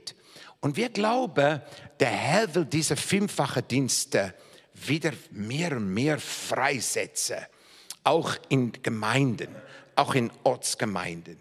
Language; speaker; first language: German; non-native, fluent; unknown